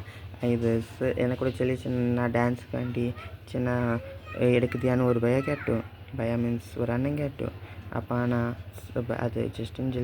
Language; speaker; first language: Tamil; non-native, learner; Malayalam